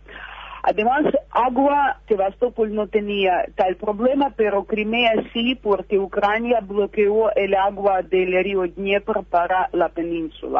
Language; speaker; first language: Spanish; non-native, fluent; Russian